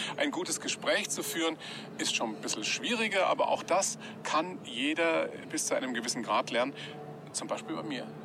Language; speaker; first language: German; native; German